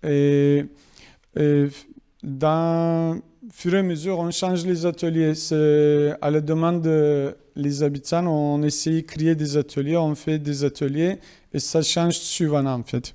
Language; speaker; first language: French; non-native, fluent; Kurdish